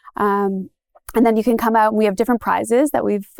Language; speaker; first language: English; native; English